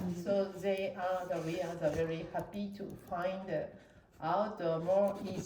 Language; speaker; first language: English; non-native, learner; Japanese